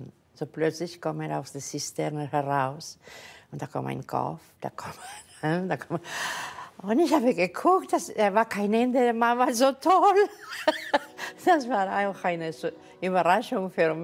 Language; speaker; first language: German; non-native, fluent; Catalan